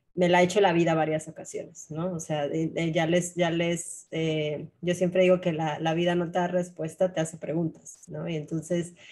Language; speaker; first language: Spanish; native; Spanish